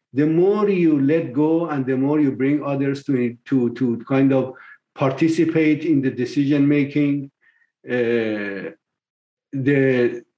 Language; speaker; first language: English; non-native, fluent; Persian